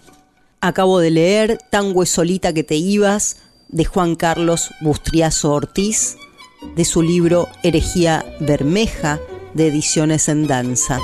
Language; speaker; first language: Spanish; native; Spanish